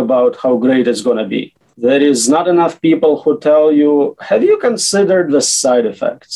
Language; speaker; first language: English; native; English